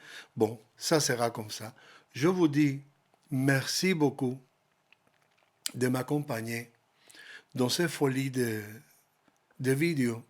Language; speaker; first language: French; non-native, learner; Spanish